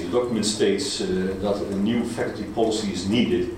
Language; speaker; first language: Dutch; native; Dutch